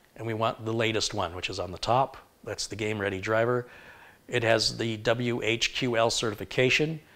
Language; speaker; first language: English; native; English